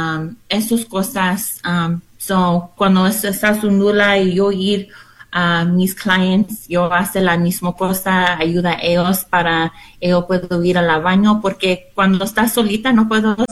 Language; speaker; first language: Spanish; non-native, learner; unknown